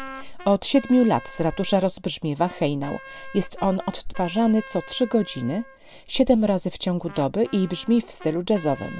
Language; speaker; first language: Polish; native; Polish